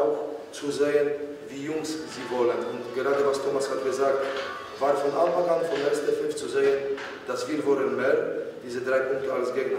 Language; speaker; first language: German; non-native, fluent; Polish